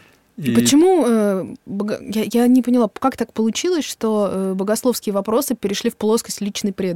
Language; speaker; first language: Russian; native; Russian